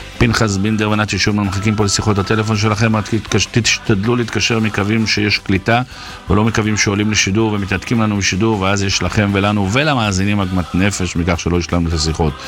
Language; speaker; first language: Hebrew; native; Hebrew